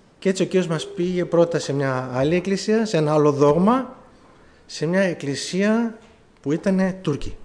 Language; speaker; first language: Greek; early bilingual, heritage; German